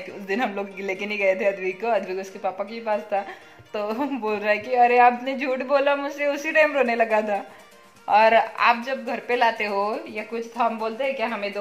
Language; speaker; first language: Hindi; native; Hindi